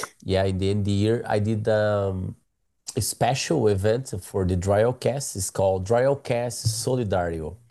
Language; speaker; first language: English; non-native, learner; Portuguese